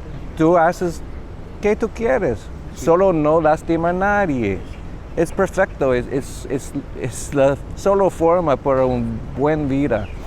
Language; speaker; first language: Spanish; non-native, learner; English